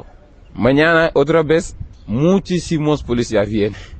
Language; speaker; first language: Spanish; non-native, learner; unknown